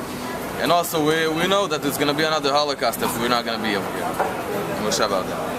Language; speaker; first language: English; non-native, fluent; Hebrew